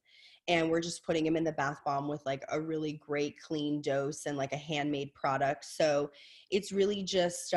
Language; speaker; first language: English; native; English